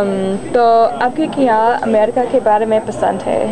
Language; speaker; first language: Hindi; non-native, learner; English